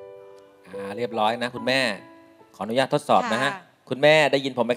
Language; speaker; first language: Thai; native; Thai